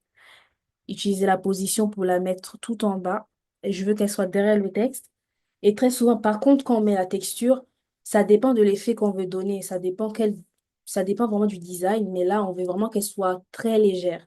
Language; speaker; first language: French; native; French